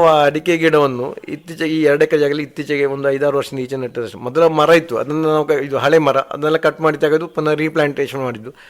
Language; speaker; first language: Kannada; native; Kannada